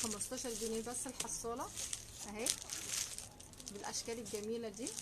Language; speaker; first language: Arabic; native; Arabic